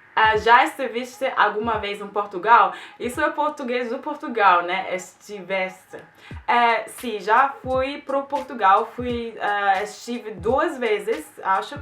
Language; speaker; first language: Portuguese; non-native, fluent; German